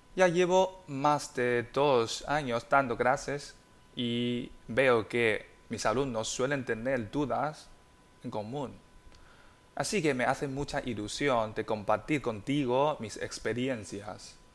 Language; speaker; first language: Spanish; non-native, fluent; Chinese